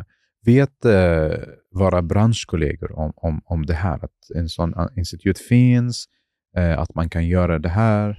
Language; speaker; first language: Swedish; non-native, fluent; Arabic